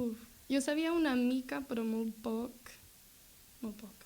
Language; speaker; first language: Catalan; non-native, learner; English